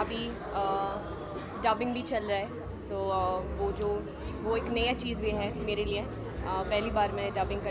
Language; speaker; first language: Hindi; non-native, learner; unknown